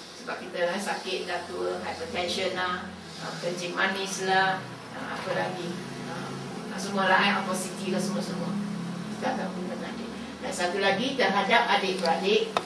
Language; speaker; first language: Malay; non-native, local second language; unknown